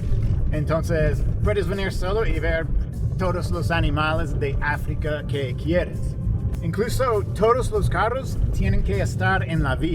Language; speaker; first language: Spanish; non-native, fluent; English